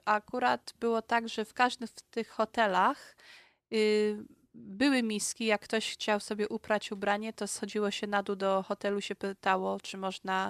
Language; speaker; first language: Polish; early bilingual, heritage; Polish